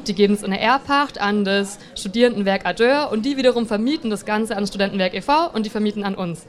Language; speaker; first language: German; native; German